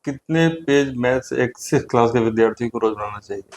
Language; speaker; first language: Hindi; native; Hindi